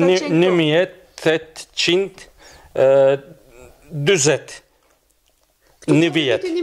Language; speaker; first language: Albanian; non-native, learner; Turkish